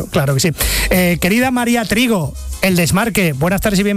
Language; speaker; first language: Spanish; native; Spanish